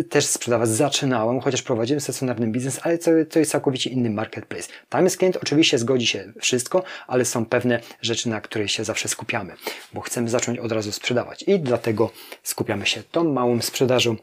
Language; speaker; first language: Polish; native; Polish